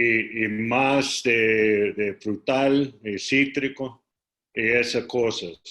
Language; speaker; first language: Spanish; non-native, learner; English